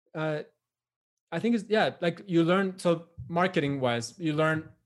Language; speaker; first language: English; native; English